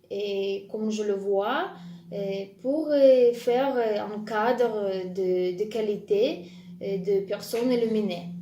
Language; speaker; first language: French; non-native, fluent; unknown